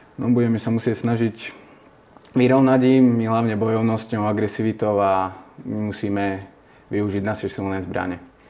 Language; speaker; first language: Slovak; native; Slovak